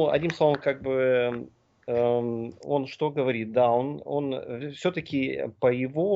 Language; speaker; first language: Russian; native; Russian